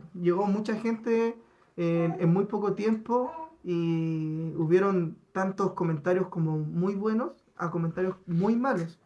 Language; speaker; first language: Spanish; native; Spanish